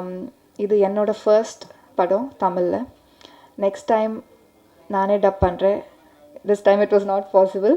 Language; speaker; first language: Tamil; non-native, learner; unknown